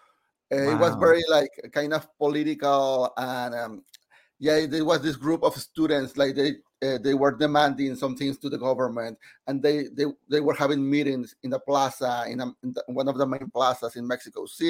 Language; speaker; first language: English; non-native, fluent; Spanish